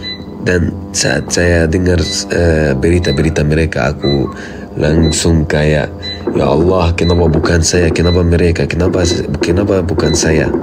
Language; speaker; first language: Indonesian; non-native, fluent; Arabic